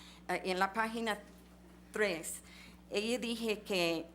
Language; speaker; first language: Spanish; non-native, fluent; English